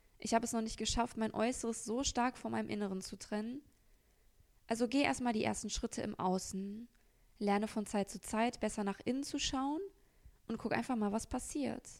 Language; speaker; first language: German; native; German